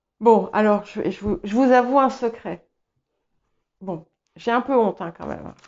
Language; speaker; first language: French; early bilingual, other home language; English